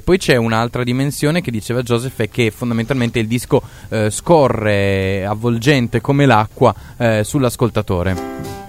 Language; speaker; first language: Italian; native; Italian